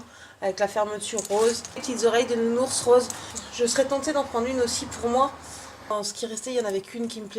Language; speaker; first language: French; native; French